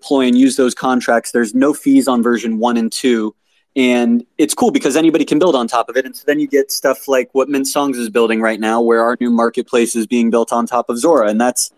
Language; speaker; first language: English; native; English